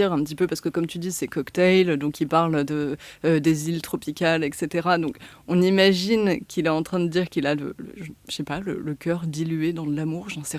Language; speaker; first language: French; native; French